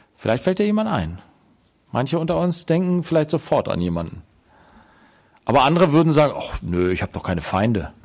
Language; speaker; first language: German; native; German